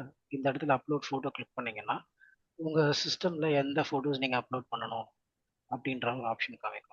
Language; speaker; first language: Tamil; native; Tamil